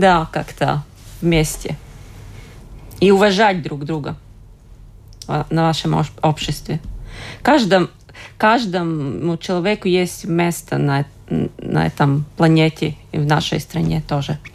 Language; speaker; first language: Russian; non-native, local second language; Latvian